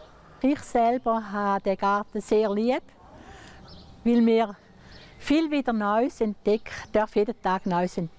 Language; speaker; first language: German; native; German